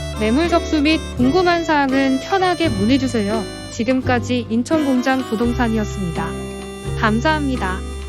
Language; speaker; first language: Korean; native; Korean